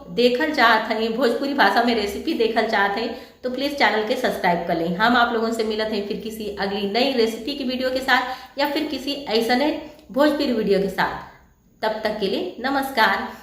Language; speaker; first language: Bhojpuri; native; Bhojpuri